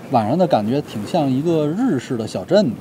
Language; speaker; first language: Chinese; native; Chinese